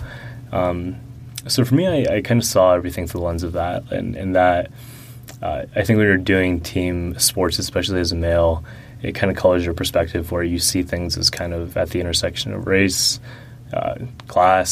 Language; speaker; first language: English; early bilingual, other home language; Russian